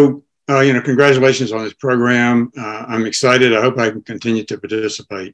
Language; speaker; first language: English; native; English